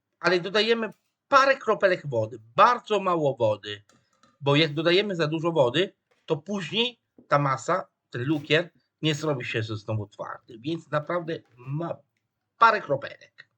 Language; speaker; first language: Polish; non-native, fluent; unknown